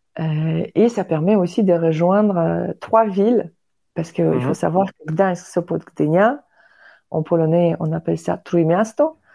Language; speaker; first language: French; non-native, fluent; Polish